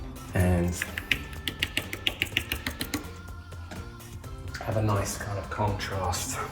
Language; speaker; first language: English; native; English